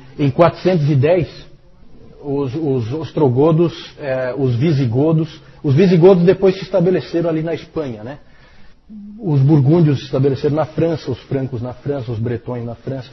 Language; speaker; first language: Portuguese; native; Portuguese